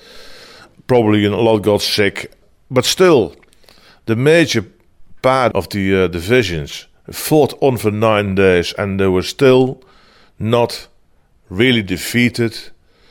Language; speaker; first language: English; non-native, fluent; Dutch